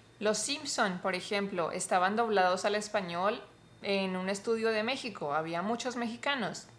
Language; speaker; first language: Spanish; native; Spanish